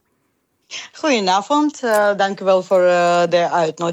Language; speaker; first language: Dutch; non-native, learner; Ukrainian